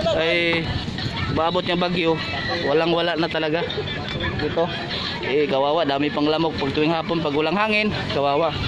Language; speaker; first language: Filipino; non-native, local second language; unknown